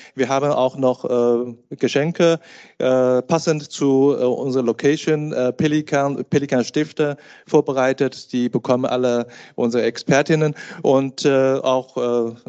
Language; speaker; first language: German; native; German